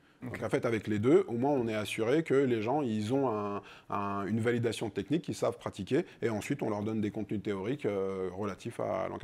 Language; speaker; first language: French; native; French